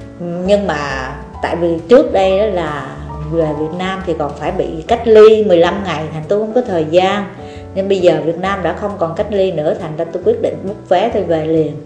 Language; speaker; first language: Vietnamese; native; Vietnamese